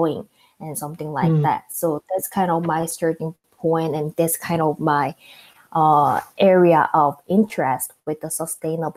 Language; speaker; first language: English; non-native, fluent; Korean